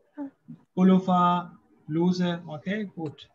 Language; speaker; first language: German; non-native, fluent; Arabic